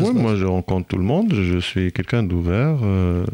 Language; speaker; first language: French; non-native, fluent; Hebrew